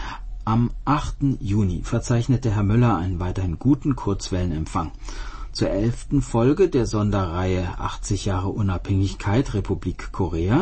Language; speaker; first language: German; native; German